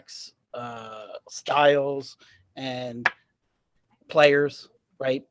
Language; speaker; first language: English; native; English